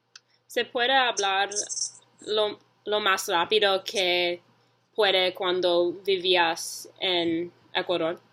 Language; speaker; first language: Spanish; early bilingual, heritage; English